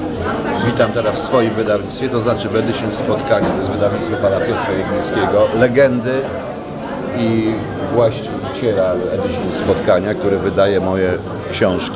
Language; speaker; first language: Polish; native; Polish